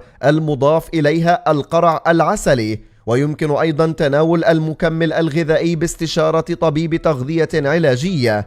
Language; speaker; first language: Arabic; native; Arabic